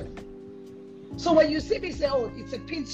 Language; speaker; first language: English; non-native, local second language; Yoruba